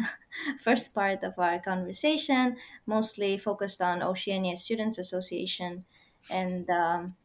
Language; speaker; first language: English; non-native, fluent; Uzbek